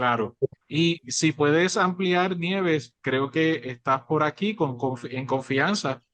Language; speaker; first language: Spanish; native; Spanish